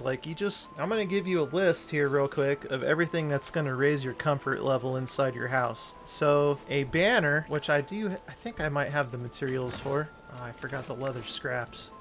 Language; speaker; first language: English; native; English